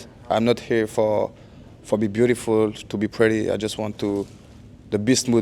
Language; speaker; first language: English; non-native, learner; French